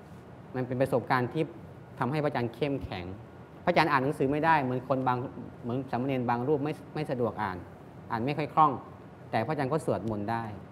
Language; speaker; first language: Thai; native; Thai